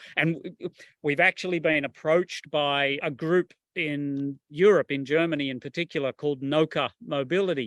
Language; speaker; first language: English; native; English